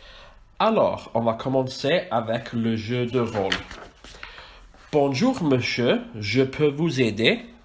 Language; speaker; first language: French; non-native, fluent; Welsh